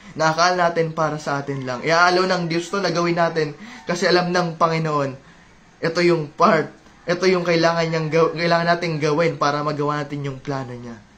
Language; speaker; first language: Filipino; native; Filipino